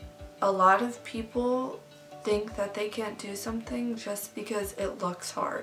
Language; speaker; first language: English; native; English